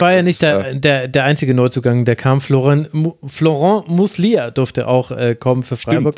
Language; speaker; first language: German; native; German